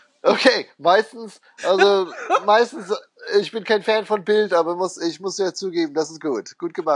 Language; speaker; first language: German; non-native, fluent; English